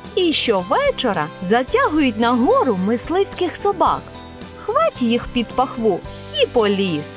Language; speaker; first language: Ukrainian; native; Ukrainian